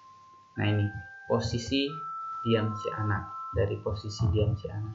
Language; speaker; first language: Indonesian; native; Indonesian